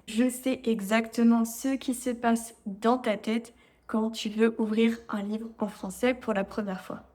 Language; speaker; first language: French; native; French